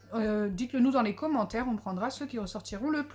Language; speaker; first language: French; native; French